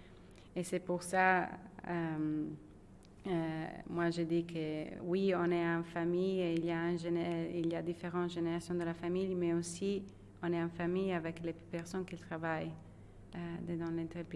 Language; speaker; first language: French; non-native, fluent; Italian